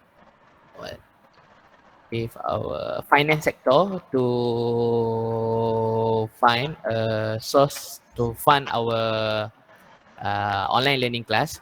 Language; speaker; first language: English; non-native, learner; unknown